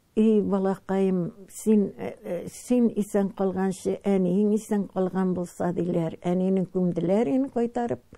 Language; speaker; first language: Tatar; native; Tatar